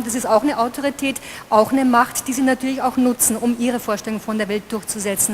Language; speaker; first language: German; native; German